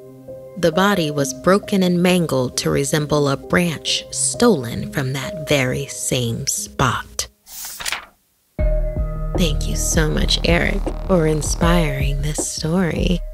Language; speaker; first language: English; native; English